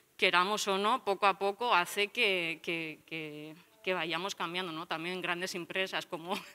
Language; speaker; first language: Spanish; native; Spanish